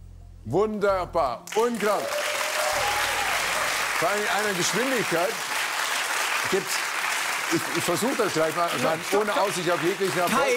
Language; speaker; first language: German; native; German